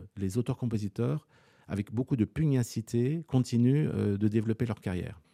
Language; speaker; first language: French; native; French